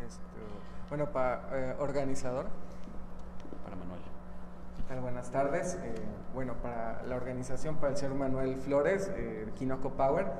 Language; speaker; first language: Spanish; native; Spanish